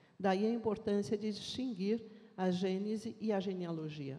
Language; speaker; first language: Portuguese; native; Portuguese